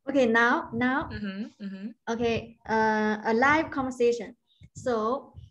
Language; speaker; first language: English; non-native, fluent; Chinese